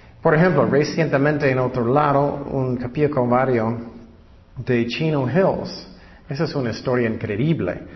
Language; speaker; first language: Spanish; non-native, fluent; English